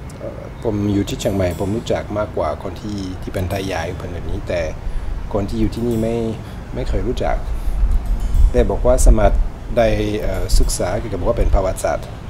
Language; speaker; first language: Thai; non-native, learner; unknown